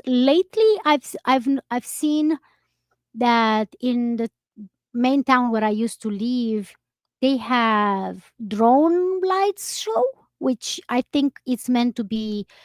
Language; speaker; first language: English; non-native, fluent; Romanian